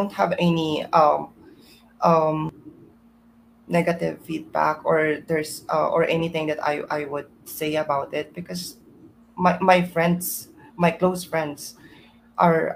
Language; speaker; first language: English; non-native, local second language; Iloko